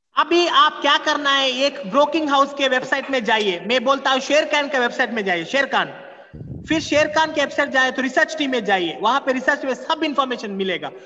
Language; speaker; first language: Hindi; non-native, local second language; Kannada